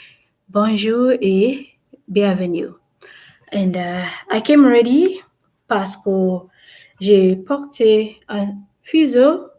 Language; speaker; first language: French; non-native, learner; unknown